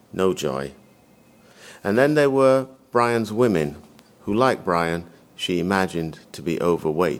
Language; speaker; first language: English; native; English